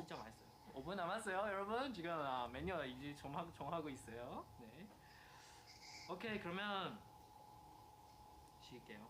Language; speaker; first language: Korean; non-native, fluent; Chinese